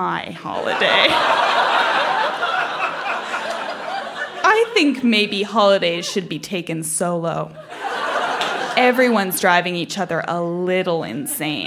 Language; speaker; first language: English; native; English